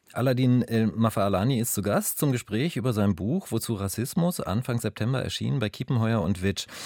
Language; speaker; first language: German; native; German